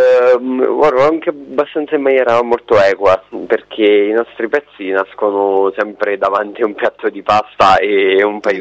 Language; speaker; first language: Italian; native; Italian